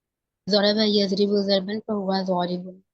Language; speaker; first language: Arabic; non-native, learner; Urdu